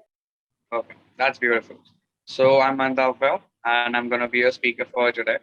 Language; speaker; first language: English; non-native, local second language; Hindi